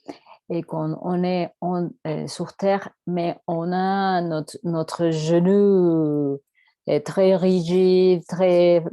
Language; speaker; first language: French; non-native, learner; Spanish